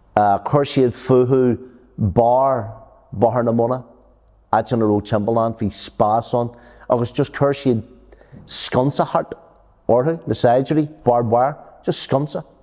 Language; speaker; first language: Irish; non-native, local second language; English